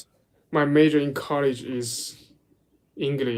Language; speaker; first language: English; non-native, learner; Chinese